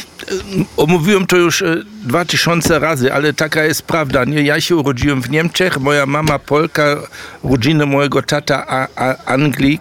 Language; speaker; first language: Polish; early bilingual, heritage; German